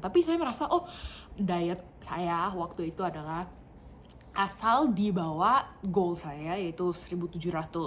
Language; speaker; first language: Indonesian; non-native, fluent; English